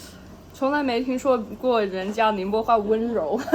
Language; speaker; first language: Chinese; early bilingual, heritage; English